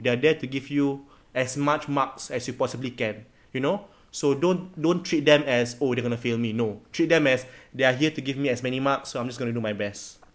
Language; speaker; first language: English; non-native, local second language; Malay